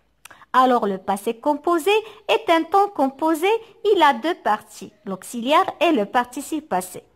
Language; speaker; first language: French; non-native, local second language; Arabic